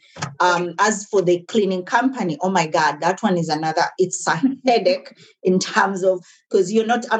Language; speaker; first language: English; non-native, local second language; Ganda